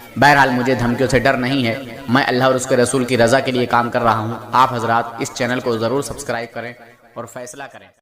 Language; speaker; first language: Urdu; native; Urdu